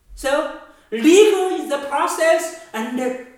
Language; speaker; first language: English; non-native, fluent; Chinese